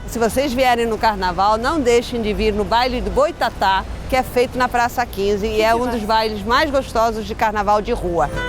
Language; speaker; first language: Portuguese; early bilingual, other home language; Spanish